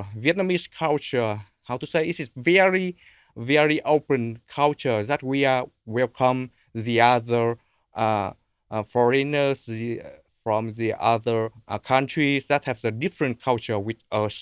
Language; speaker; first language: English; non-native, learner; Vietnamese